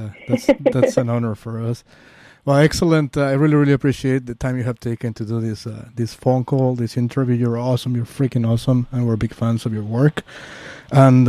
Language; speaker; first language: English; non-native, fluent; Spanish